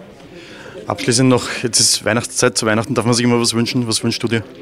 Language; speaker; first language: German; native; German